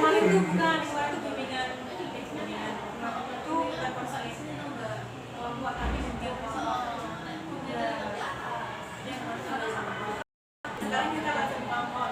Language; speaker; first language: Indonesian; native; Indonesian